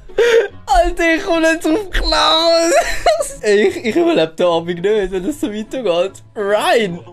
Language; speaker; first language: German; native; German